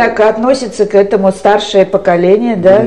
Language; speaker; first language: Russian; native; Russian